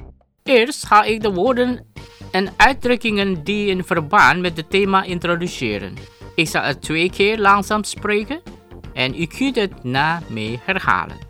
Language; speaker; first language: Dutch; non-native, fluent; Indonesian